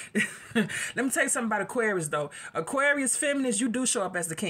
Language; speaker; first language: English; native; English